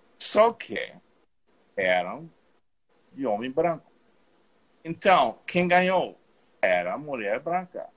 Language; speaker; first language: Portuguese; non-native, fluent; English